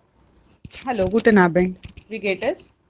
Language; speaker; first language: German; non-native, fluent; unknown